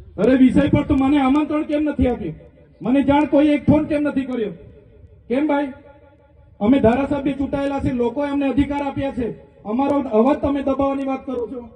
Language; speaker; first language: Gujarati; non-native, local second language; Vasavi